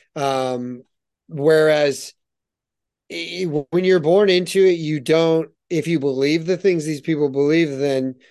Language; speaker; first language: English; native; English